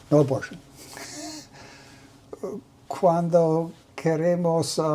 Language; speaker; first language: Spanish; non-native, learner; English